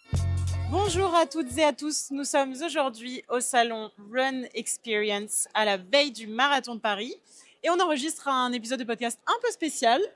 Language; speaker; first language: French; native; French